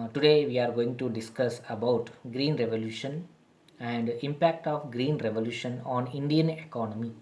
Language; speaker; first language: English; non-native, local second language; Telugu